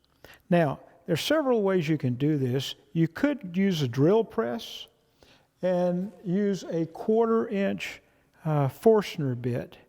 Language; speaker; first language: English; native; English